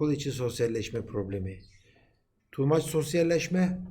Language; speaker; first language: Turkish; native; Turkish